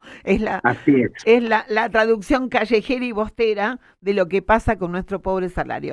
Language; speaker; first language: Spanish; native; Spanish